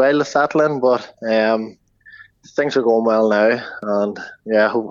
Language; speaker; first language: English; native; English